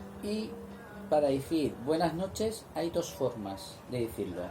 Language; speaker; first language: Spanish; non-native, fluent; Arabic